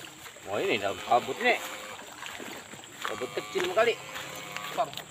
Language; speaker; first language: Malay; native; Malay